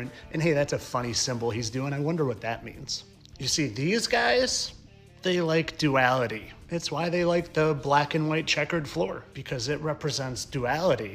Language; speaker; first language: English; native; English